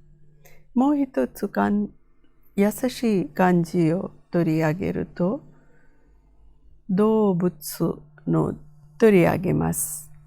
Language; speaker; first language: Japanese; non-native, fluent; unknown